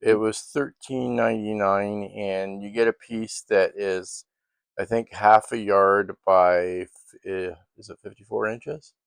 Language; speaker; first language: English; native; English